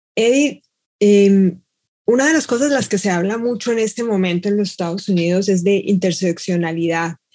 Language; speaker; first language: Spanish; native; Spanish